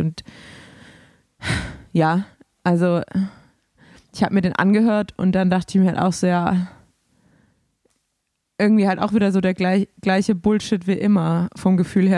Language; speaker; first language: German; native; German